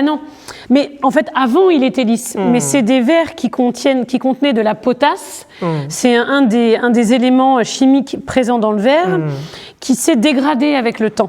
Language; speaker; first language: French; native; French